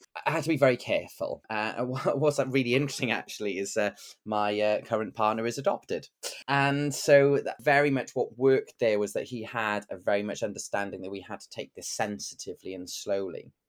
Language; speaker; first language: English; native; English